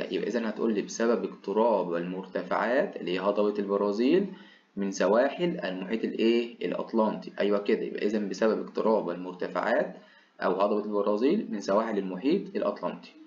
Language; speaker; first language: Arabic; native; Arabic